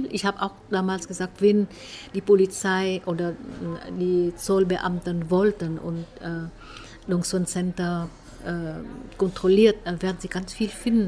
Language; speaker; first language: German; non-native, fluent; Vietnamese